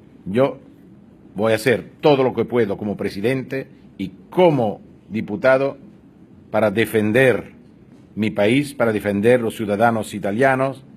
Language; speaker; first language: Spanish; non-native, fluent; Italian